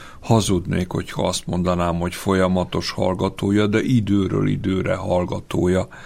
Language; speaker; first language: Hungarian; native; Hungarian